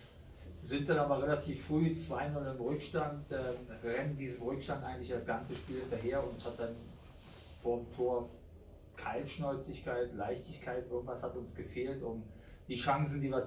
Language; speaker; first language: German; native; German